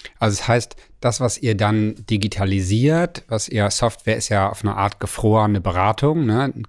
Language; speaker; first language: German; native; German